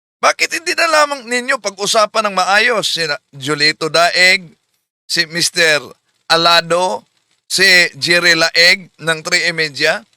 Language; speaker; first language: Filipino; non-native, local second language; Cebuano